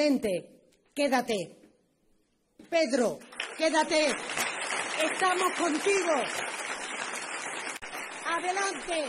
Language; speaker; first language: Spanish; native; Spanish